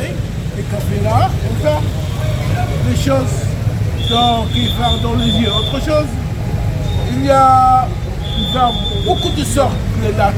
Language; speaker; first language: French; non-native, learner; Arabic